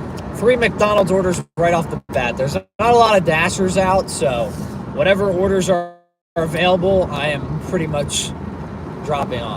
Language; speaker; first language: English; native; English